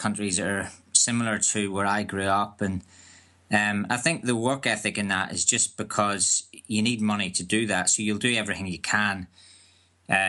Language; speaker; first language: English; native; English